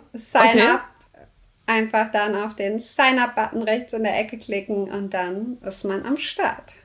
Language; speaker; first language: German; native; German